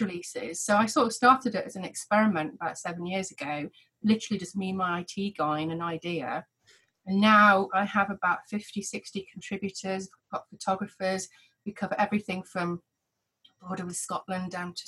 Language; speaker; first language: English; native; English